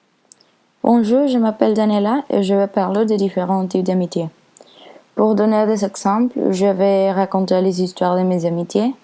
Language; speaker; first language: French; non-native, learner; Spanish